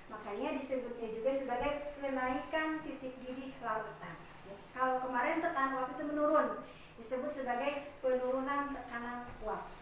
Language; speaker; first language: Indonesian; native; Indonesian